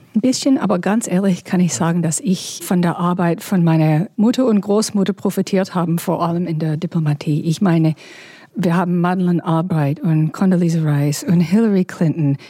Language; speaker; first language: German; non-native, fluent; English